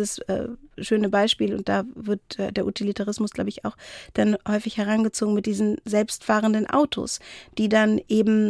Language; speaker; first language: German; native; German